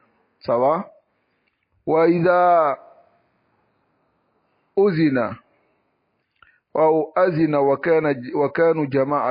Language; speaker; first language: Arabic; non-native, fluent; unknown